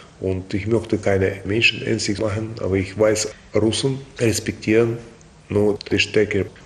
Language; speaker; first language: German; non-native, fluent; Russian